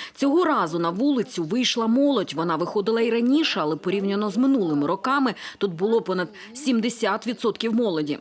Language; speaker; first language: Ukrainian; native; Ukrainian